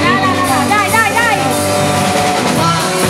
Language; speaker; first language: Italian; native; Italian